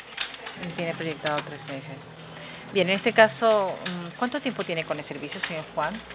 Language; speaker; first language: Spanish; native; Spanish